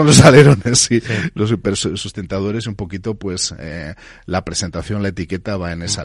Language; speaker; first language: Spanish; native; Spanish